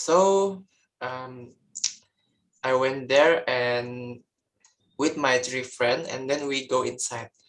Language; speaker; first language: English; non-native, learner; Indonesian